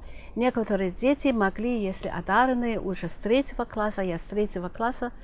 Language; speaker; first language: Russian; non-native, fluent; German